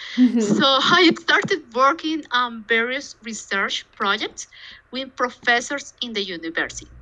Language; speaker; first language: English; non-native, fluent; Spanish